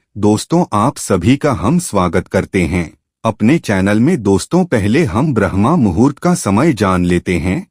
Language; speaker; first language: Hindi; native; Hindi